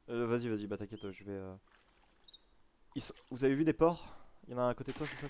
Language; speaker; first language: French; native; French